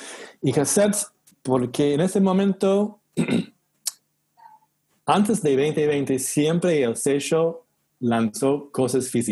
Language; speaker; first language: Spanish; non-native, learner; English